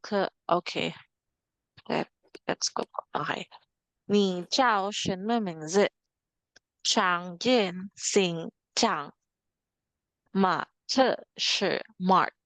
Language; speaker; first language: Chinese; non-native, learner; Filipino